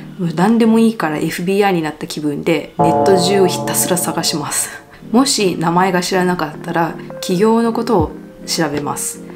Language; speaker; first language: Japanese; native; Japanese